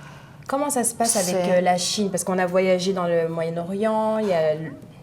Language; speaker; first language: French; native; French